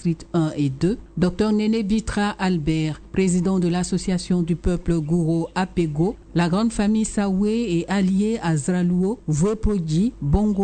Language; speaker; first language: French; native; French